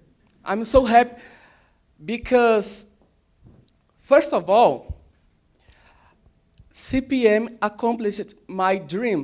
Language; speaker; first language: English; non-native, learner; Portuguese